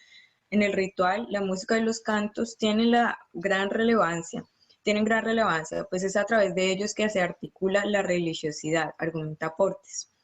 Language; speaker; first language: Spanish; native; Spanish